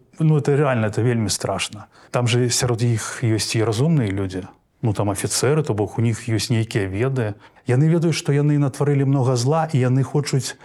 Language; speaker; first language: Belarusian; non-native, local second language; Russian